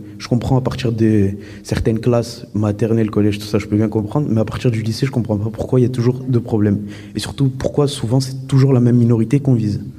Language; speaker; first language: French; native; French